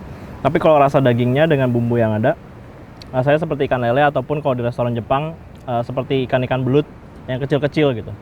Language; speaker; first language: Indonesian; native; Indonesian